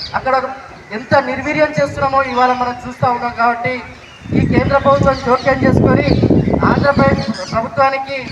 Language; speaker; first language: Telugu; non-native, local second language; Lambadi